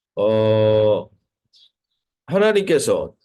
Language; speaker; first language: Korean; native; Korean